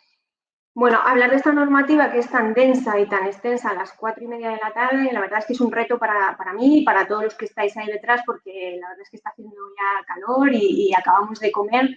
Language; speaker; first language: Spanish; native; Spanish